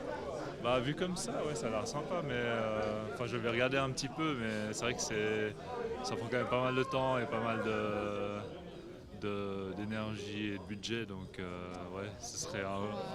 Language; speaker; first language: French; native; French